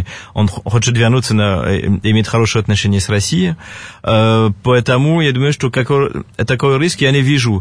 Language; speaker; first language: Russian; non-native, fluent; French